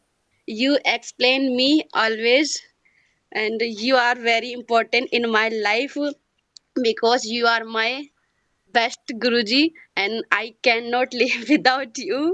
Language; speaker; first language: English; non-native, learner; Hindi